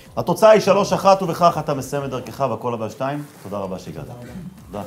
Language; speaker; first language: Hebrew; native; Hebrew